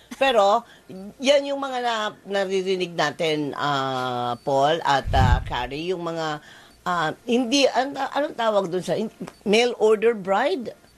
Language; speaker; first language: Filipino; native; Filipino